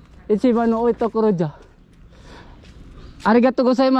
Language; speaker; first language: Japanese; non-native, learner; Filipino